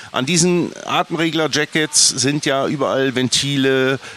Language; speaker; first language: German; native; German